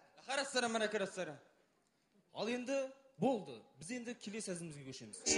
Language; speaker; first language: Kazakh; native; Kazakh